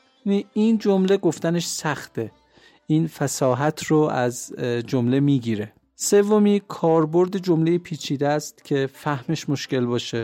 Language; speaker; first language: Persian; native; Persian